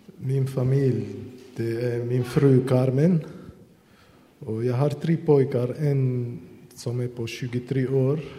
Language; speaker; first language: Swedish; non-native, fluent; Arabic